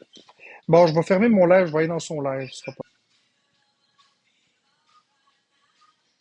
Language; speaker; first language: French; native; French